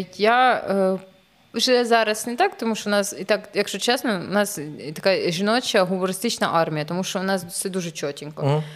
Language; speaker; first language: Ukrainian; non-native, local second language; Russian